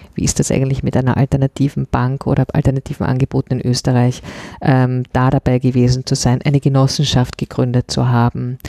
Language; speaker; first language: German; native; German